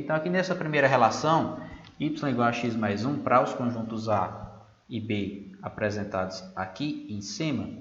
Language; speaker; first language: Portuguese; native; Portuguese